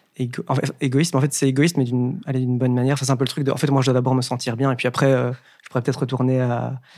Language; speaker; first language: French; native; French